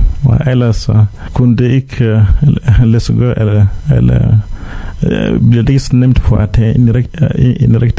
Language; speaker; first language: Danish; non-native, fluent; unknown